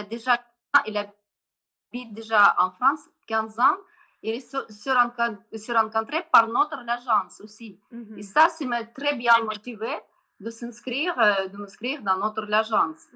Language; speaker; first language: French; non-native, learner; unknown